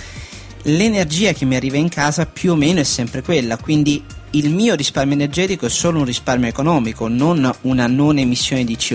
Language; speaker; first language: Italian; native; Italian